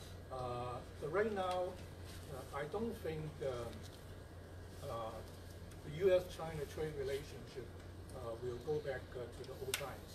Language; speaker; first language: English; non-native, local second language; Cantonese